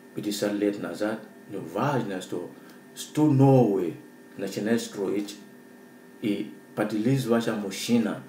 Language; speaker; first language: Russian; non-native, learner; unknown